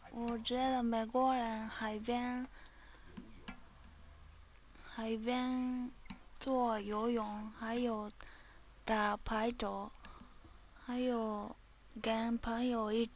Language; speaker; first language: Chinese; non-native, learner; Japanese